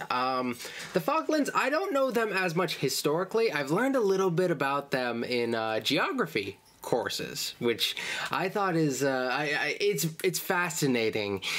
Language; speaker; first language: English; native; English